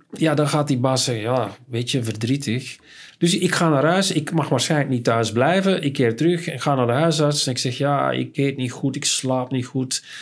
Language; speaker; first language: Dutch; native; Dutch